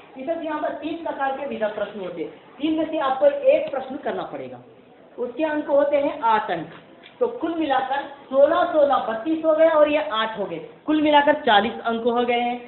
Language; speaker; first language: Hindi; non-native, local second language; Urdu